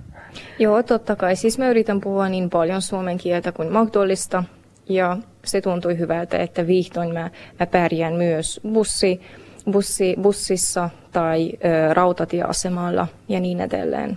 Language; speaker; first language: Finnish; non-native, learner; Romanian